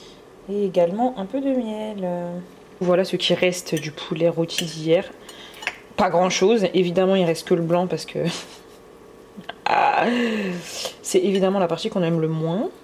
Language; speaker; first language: French; native; French